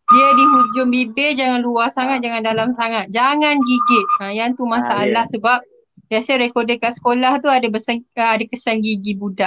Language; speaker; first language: Malay; native; Malay